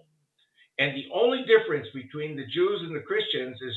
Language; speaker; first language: English; early bilingual, other home language; Spanish